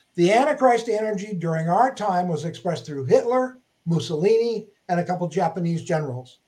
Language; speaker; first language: English; native; English